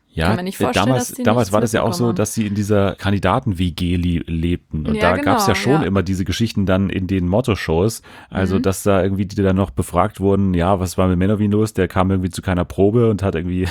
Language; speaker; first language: German; native; German